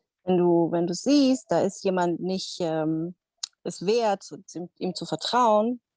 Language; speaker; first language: German; non-native, fluent; Dutch